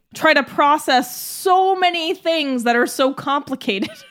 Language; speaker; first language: English; native; English